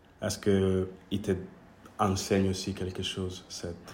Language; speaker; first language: French; non-native, learner; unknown